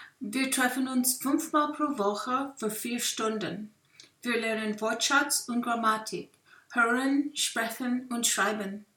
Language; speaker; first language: German; non-native, learner; English